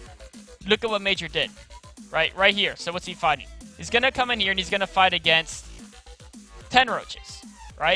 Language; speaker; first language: English; native; English